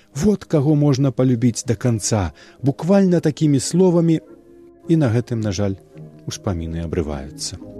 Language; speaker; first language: Belarusian; native; Belarusian